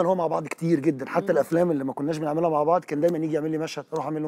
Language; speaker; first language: Arabic; native; Arabic